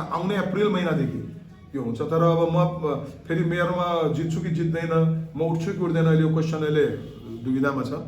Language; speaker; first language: Nepali; non-native, local second language; Marwari